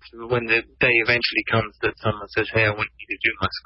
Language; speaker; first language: English; native; English